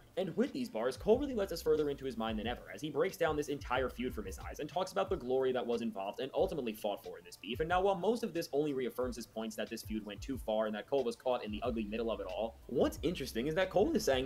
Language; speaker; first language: English; native; English